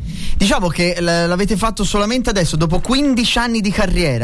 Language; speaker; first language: Italian; native; Italian